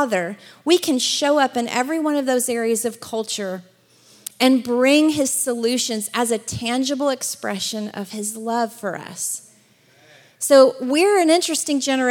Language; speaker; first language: English; native; English